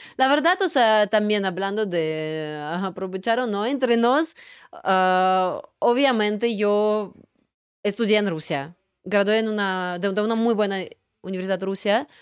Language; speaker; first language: Spanish; non-native, fluent; Russian